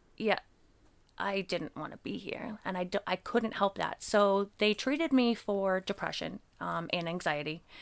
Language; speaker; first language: English; native; English